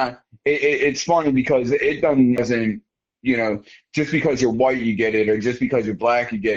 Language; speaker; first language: English; native; English